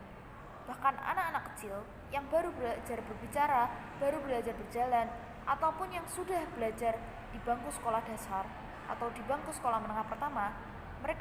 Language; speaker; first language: Indonesian; native; Indonesian